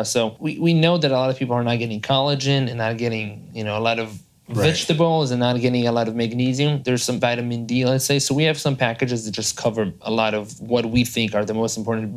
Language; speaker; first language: English; non-native, fluent; Hebrew